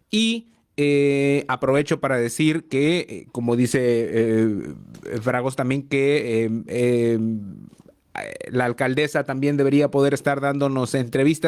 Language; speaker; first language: Spanish; native; Spanish